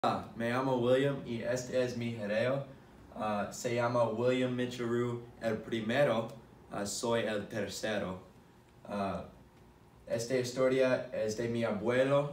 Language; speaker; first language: Spanish; non-native, learner; English